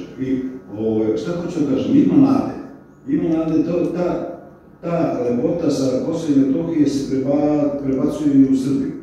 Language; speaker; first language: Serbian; early bilingual, heritage; Serbian